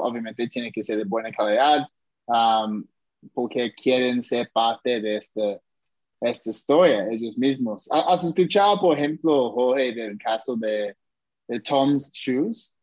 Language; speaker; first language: Spanish; non-native, fluent; English